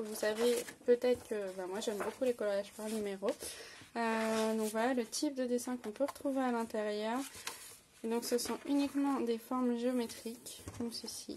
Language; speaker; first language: French; native; French